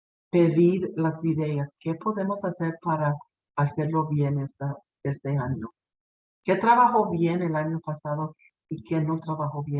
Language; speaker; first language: Spanish; non-native, fluent; English